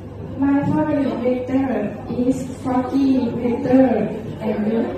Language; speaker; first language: English; non-native, learner; Thai